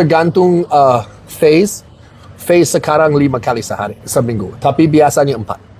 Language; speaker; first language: Indonesian; non-native, learner; English